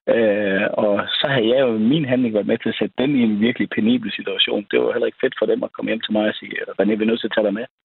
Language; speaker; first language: Danish; native; Danish